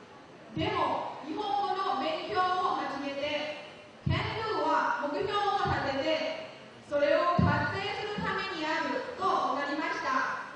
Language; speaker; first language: Japanese; non-native, learner; Lao